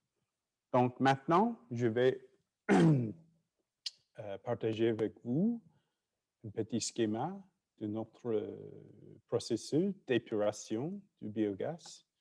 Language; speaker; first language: French; non-native, fluent; English